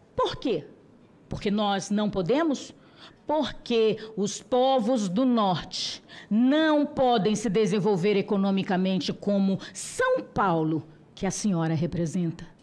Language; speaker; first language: Portuguese; non-native, local second language; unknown